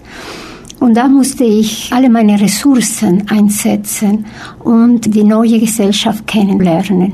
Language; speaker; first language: German; non-native, fluent; Spanish